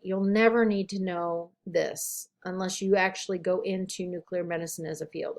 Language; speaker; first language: English; native; English